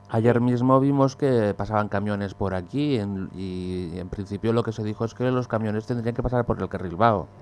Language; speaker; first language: Spanish; non-native, local second language; Catalan